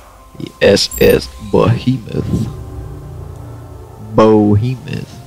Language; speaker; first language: English; native; English